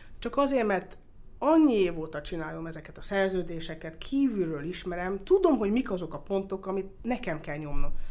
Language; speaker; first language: Hungarian; early bilingual, heritage; Hungarian